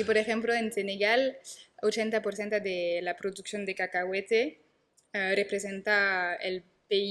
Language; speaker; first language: Spanish; non-native, learner; French